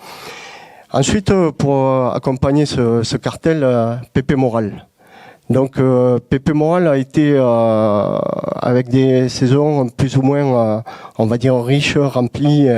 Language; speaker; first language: French; native; French